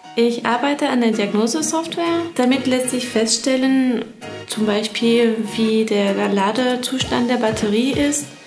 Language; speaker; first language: German; non-native, fluent; English